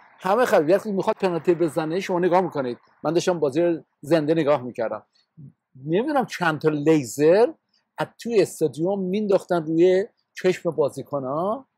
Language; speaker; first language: Persian; native; Persian